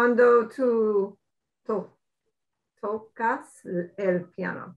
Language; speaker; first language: Spanish; non-native, learner; English